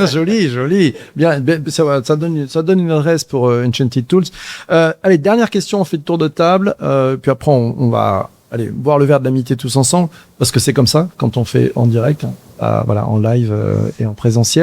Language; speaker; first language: French; native; French